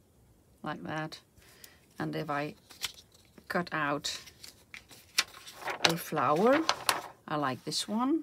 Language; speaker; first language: English; non-native, fluent; Dutch